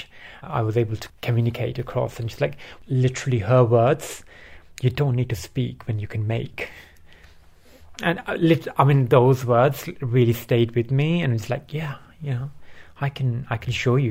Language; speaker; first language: English; early bilingual, other home language; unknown